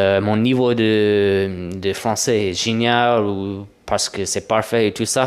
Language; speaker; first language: French; non-native, fluent; English